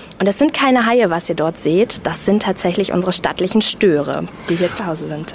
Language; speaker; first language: German; native; German